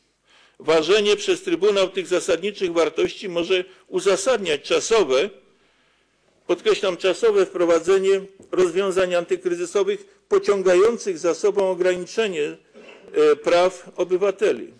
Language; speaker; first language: Polish; native; Polish